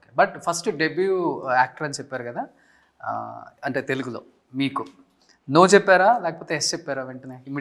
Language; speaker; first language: Telugu; native; Telugu